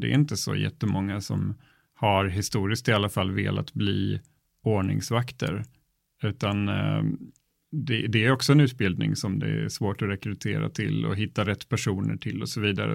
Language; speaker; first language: Swedish; native; Swedish